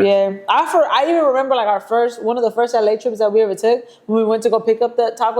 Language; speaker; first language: English; native; English